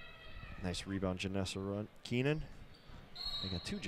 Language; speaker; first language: English; native; English